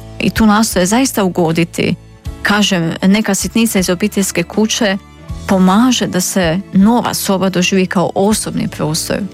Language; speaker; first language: Croatian; native; Croatian